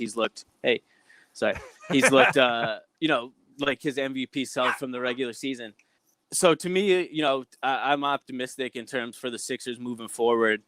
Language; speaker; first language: English; native; English